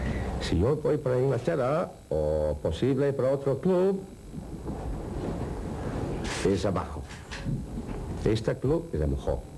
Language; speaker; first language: Spanish; non-native, learner; English